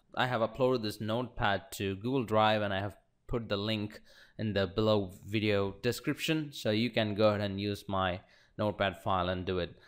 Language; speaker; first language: English; non-native, local second language; Malayalam